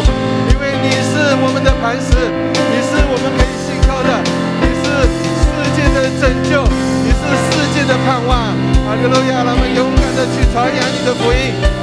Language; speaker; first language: Chinese; native; Chinese